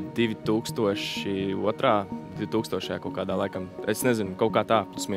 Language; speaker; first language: Latvian; early bilingual, other home language; Italian